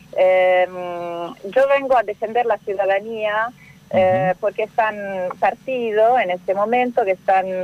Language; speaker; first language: Spanish; non-native, learner; Italian